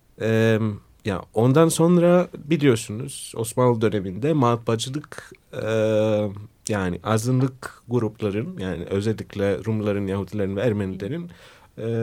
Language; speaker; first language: Turkish; non-native, fluent; Greek